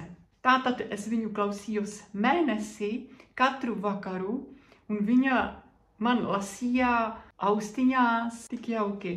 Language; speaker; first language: Latvian; non-native, fluent; Czech